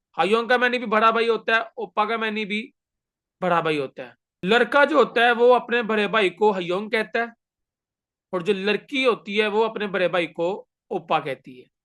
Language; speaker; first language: Urdu; native; Urdu